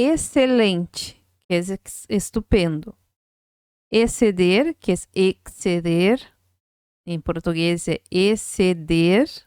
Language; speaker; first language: Spanish; non-native, fluent; Portuguese